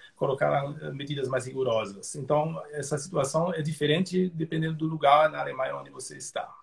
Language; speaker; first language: Portuguese; non-native, fluent; German